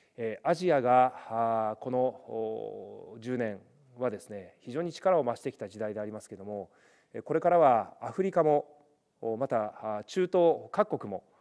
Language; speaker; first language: Japanese; native; Japanese